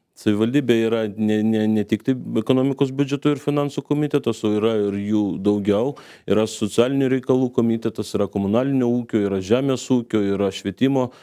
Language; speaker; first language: Lithuanian; non-native, local second language; Polish